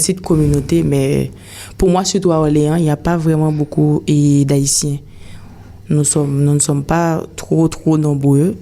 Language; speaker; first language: French; non-native, local second language; Haitian Creole